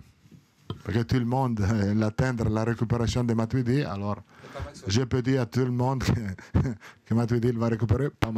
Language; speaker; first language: French; non-native, learner; Italian